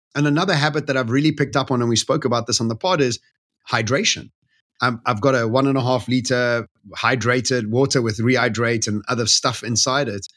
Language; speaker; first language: English; native; English